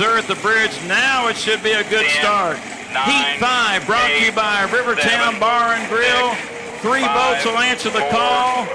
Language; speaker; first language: English; native; English